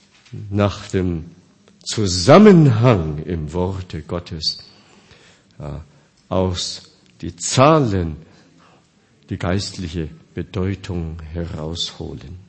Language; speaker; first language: German; non-native, fluent; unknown